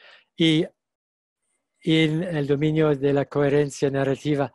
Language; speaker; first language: Spanish; non-native, fluent; English